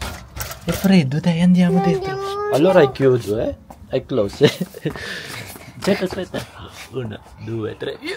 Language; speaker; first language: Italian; non-native, learner; Filipino